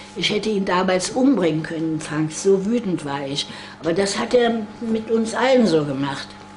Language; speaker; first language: German; native; German